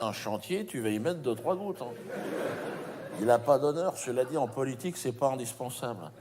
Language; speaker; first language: French; native; French